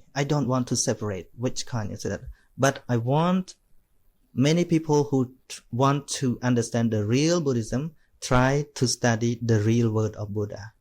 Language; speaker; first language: English; non-native, fluent; Khmer